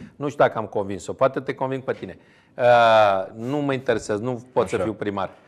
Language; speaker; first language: Romanian; native; Romanian